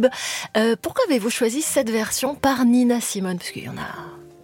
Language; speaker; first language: French; native; French